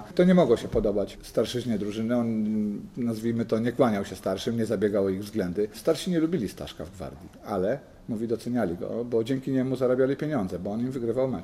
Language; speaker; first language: Polish; native; Polish